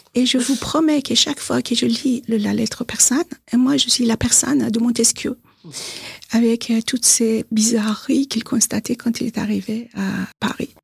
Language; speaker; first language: French; non-native, fluent; Persian